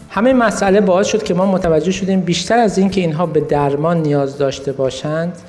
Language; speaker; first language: Persian; native; Persian